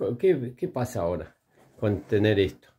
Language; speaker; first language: Spanish; native; Spanish